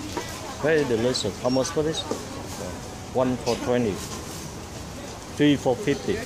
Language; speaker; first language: English; non-native, fluent; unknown